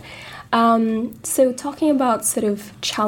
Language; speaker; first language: English; non-native, fluent; Italian